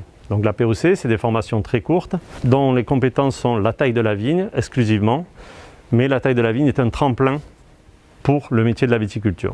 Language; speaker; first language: French; native; French